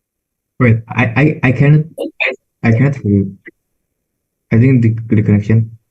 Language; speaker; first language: English; non-native, learner; Indonesian